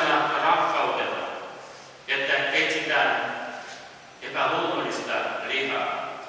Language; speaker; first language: Finnish; early bilingual, heritage; Finnish